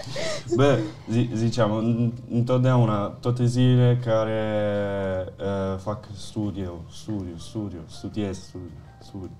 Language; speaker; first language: Romanian; early bilingual, heritage; Italian